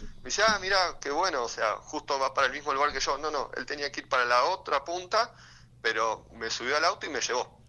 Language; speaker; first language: Spanish; native; Spanish